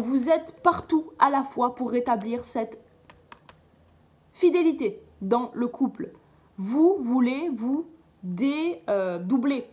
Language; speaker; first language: French; native; French